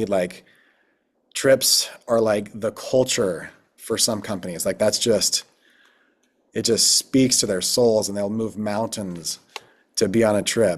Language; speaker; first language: English; native; English